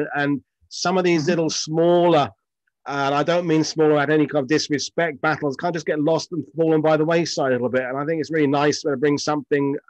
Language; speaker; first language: English; native; English